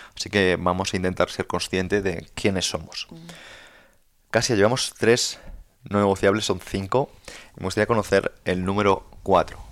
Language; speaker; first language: Spanish; native; Spanish